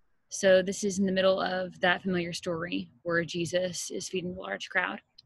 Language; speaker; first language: English; native; English